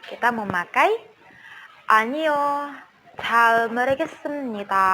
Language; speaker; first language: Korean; non-native, learner; Indonesian